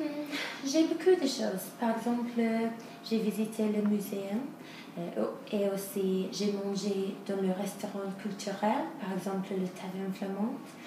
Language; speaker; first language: French; non-native, learner; English